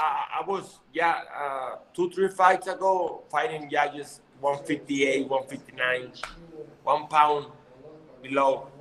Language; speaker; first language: English; non-native, learner; Spanish